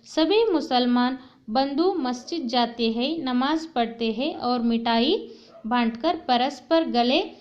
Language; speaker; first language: Hindi; non-native, local second language; Kannada